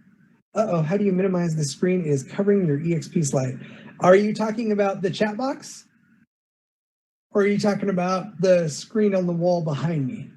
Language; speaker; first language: English; native; English